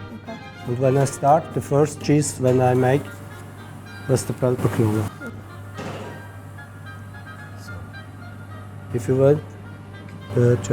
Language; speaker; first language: English; non-native, learner; German